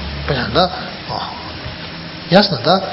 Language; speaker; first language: Russian; non-native, learner; Tibetan